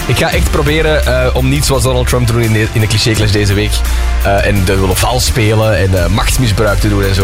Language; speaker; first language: Dutch; native; Dutch